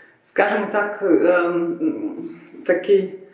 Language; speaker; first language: Ukrainian; non-native, learner; German